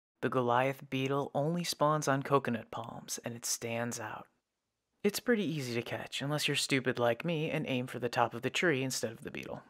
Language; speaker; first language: English; native; English